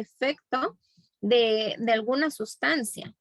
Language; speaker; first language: Spanish; native; Spanish